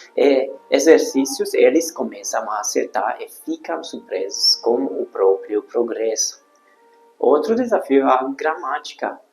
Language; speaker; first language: Portuguese; non-native, fluent; Hungarian